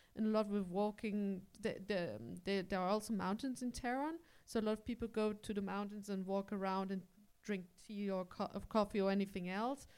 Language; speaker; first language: English; early bilingual, heritage; English